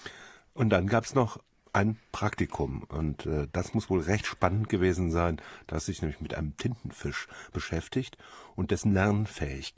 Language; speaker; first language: German; native; German